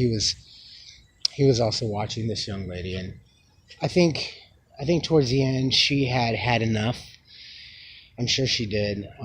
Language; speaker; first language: English; native; English